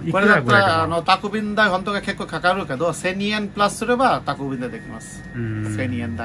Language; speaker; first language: Japanese; non-native, learner; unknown